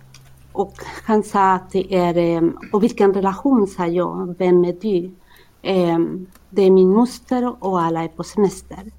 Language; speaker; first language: Swedish; non-native, fluent; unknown